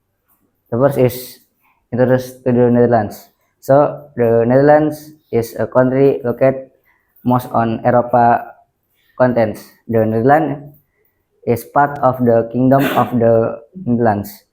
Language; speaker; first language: English; non-native, learner; Indonesian